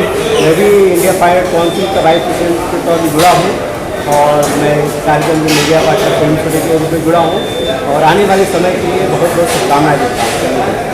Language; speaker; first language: Hindi; native; Hindi